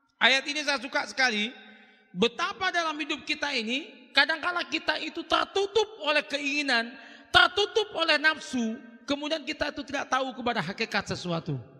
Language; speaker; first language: Indonesian; non-native, local second language; Madurese